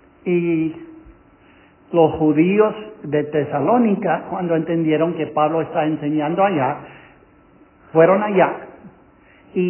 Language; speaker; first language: Spanish; non-native, fluent; English